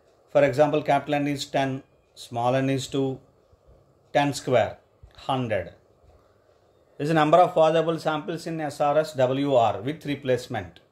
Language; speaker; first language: English; non-native, local second language; Telugu